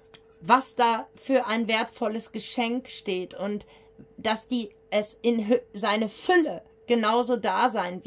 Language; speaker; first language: German; native; German